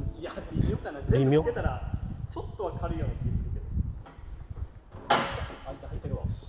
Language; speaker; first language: Japanese; native; Japanese